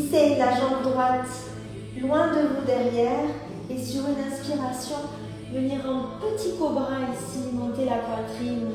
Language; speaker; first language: French; native; French